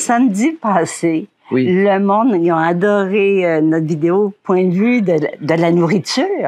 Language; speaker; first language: French; native; French